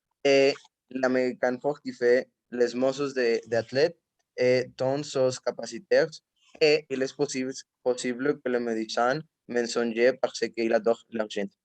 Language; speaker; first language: French; non-native, learner; Spanish